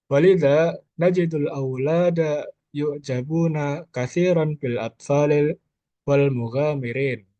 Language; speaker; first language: Arabic; non-native, learner; Indonesian